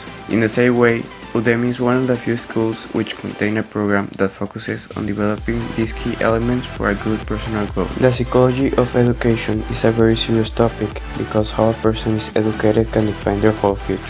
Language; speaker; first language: English; non-native, local second language; Spanish